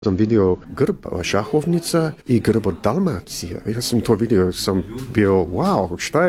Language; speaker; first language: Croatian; early bilingual, heritage; English